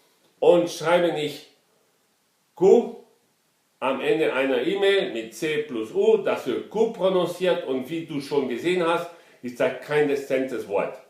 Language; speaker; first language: German; non-native, fluent; Portuguese